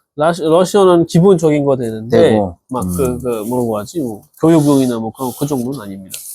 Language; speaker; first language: Korean; non-native, fluent; Uzbek